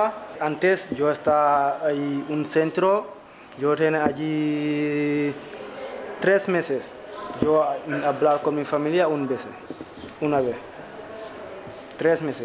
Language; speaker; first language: Spanish; non-native, learner; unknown